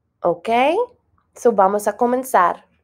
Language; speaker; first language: Spanish; non-native, fluent; English